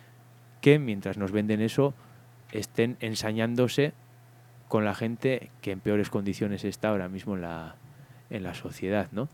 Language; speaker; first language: Spanish; native; Spanish